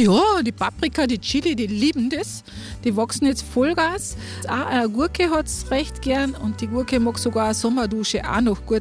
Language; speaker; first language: German; native; German